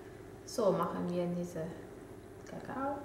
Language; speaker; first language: German; non-native, learner; Italian